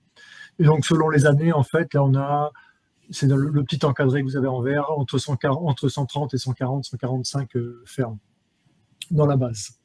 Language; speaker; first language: French; native; French